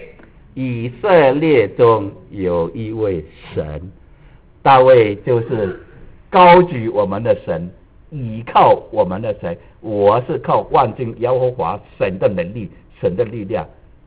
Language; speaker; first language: Chinese; native; Chinese